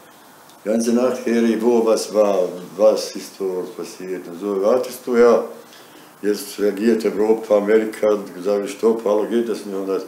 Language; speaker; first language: German; non-native, learner; Bosnian